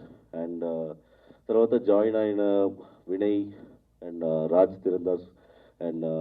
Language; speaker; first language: Telugu; non-native, fluent; Tamil